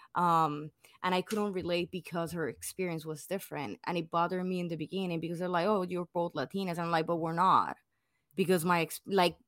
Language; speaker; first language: English; non-native, fluent; Spanish